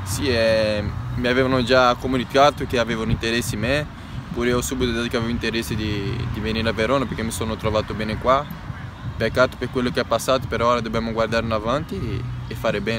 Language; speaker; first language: Italian; non-native, fluent; Portuguese